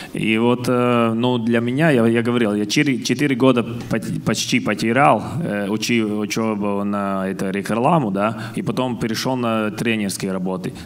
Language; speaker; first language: Russian; non-native, fluent; Latvian